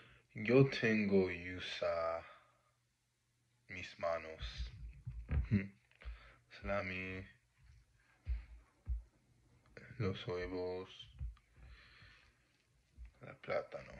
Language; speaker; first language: Spanish; non-native, learner; English